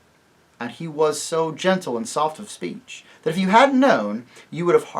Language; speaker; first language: English; native; English